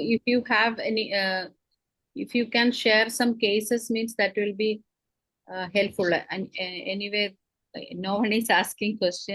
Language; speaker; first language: English; non-native, local second language; Malayalam